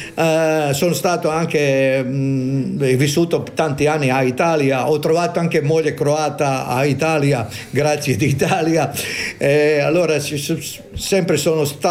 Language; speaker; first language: Italian; non-native, fluent; Croatian